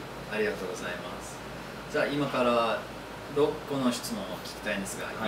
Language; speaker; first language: Japanese; non-native, learner; English